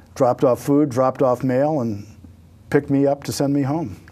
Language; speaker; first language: English; native; English